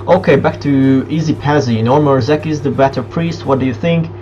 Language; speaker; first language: English; non-native, fluent; Hungarian